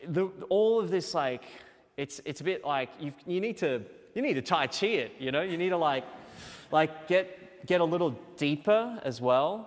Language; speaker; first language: English; native; English